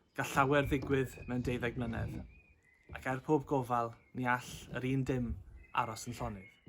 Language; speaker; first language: Welsh; native; Welsh